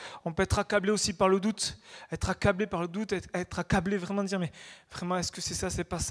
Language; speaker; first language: French; native; French